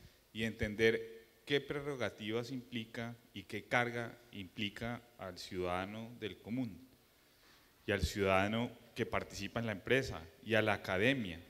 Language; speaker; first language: Spanish; native; Spanish